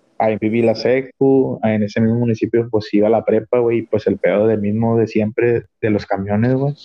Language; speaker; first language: Spanish; native; Spanish